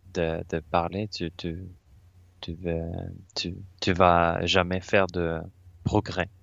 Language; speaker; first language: French; non-native, learner; Swedish